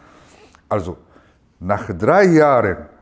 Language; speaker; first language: German; non-native, learner; Arabic